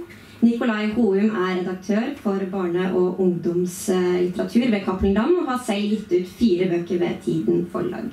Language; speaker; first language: Norwegian; native; Norwegian